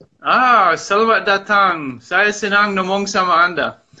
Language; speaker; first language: Indonesian; non-native, learner; English